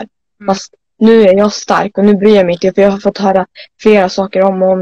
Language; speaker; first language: Swedish; native; Swedish